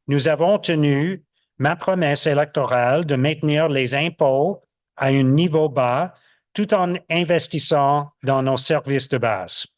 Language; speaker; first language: French; non-native, local second language; English